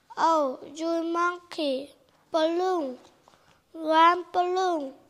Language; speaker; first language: English; non-native, learner; Vietnamese